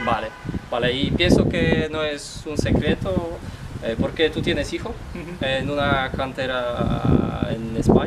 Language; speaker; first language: Spanish; non-native, learner; Polish